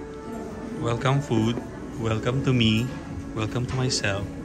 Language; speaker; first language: English; non-native, local second language; Filipino